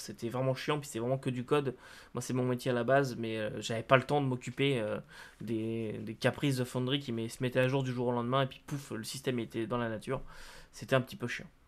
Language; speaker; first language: French; native; French